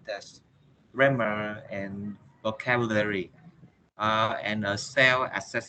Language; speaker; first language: English; non-native, learner; Vietnamese